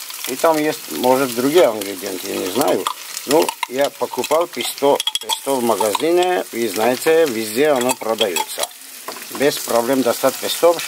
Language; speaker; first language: Russian; non-native, local second language; Armenian